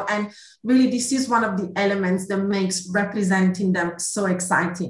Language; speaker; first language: English; non-native, fluent; Italian